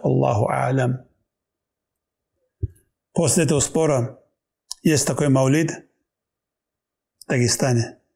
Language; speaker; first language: Russian; non-native, local second language; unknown